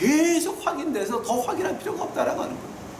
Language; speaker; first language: Korean; native; Korean